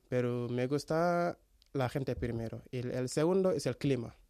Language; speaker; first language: Spanish; non-native, learner; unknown